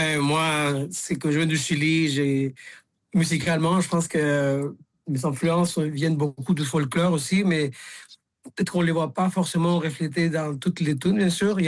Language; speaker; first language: French; native; French